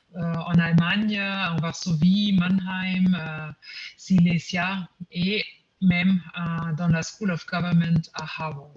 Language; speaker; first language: French; non-native, fluent; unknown